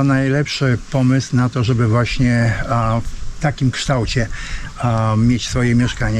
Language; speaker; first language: Polish; native; Polish